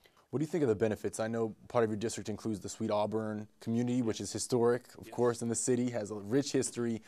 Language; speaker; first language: English; native; English